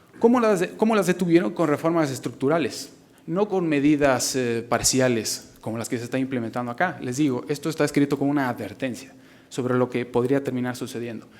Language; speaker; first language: Spanish; native; Spanish